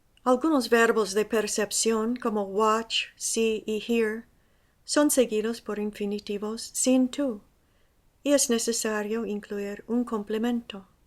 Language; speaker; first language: Spanish; non-native, fluent; English